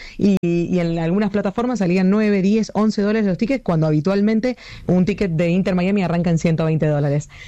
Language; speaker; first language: Spanish; native; Spanish